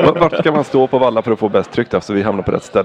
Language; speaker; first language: Swedish; native; Swedish